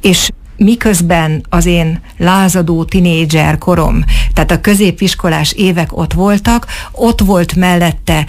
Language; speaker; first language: Hungarian; native; Hungarian